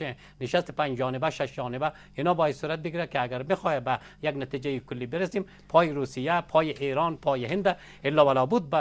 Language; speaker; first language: Persian; native; Persian